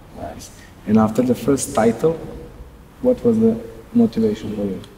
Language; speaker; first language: English; non-native, learner; Serbian